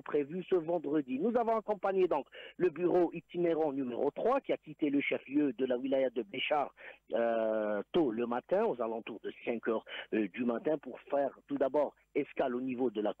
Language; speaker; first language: French; non-native, local second language; Arabic